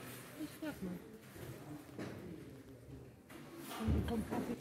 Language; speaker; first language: German; non-native, fluent; Russian